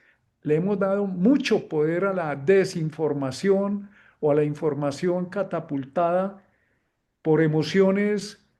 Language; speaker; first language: Spanish; native; Spanish